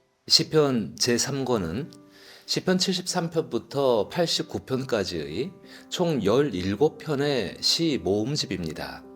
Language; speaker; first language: Korean; native; Korean